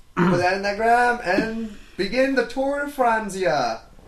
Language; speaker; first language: English; native; English